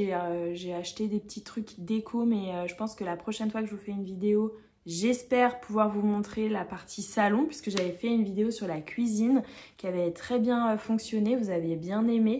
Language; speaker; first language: French; native; French